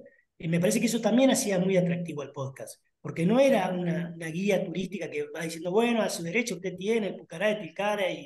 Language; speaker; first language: Spanish; native; Spanish